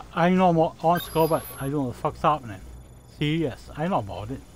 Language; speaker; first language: English; native; English